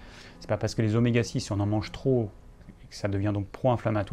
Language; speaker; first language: French; native; French